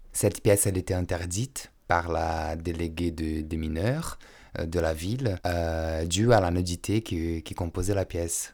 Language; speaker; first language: French; non-native, fluent; Portuguese